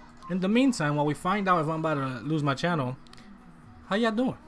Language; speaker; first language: English; early bilingual, other home language; Spanish